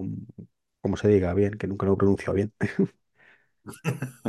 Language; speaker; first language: English; non-native, learner; Spanish